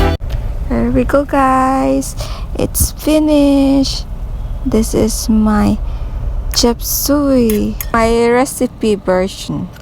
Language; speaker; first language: English; non-native, local second language; Filipino